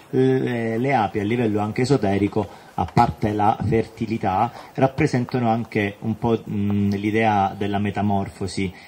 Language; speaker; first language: Italian; native; Italian